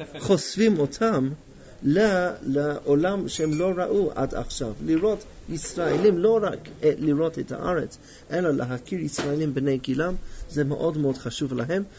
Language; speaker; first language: Hebrew; non-native, fluent; English